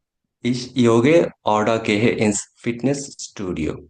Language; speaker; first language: German; non-native, learner; Bangla